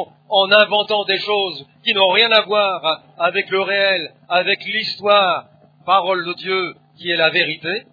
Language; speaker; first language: French; native; French